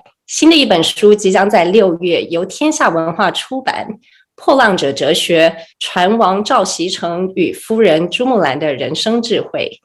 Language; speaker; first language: Chinese; native; Chinese